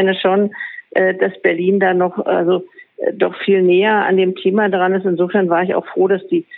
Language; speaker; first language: German; native; German